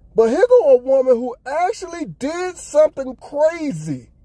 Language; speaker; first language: English; native; English